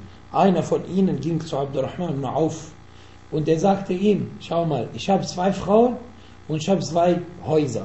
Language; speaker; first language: German; non-native, fluent; Arabic